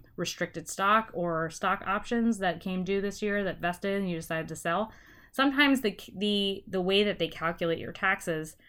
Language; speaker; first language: English; native; English